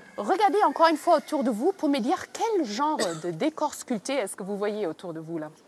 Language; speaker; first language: French; non-native, fluent; German